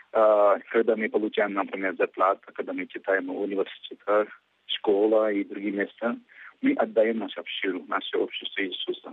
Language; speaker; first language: Russian; non-native, fluent; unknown